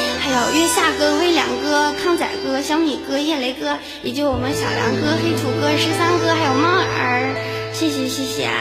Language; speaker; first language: Chinese; native; Chinese